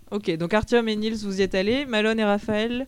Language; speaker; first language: French; native; French